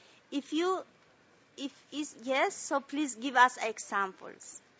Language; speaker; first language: English; non-native, learner; Spanish